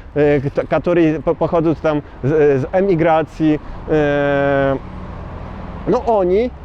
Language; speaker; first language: Russian; non-native, learner; Polish